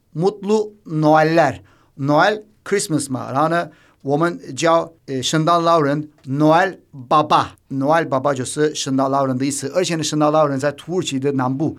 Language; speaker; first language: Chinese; non-native, fluent; Turkish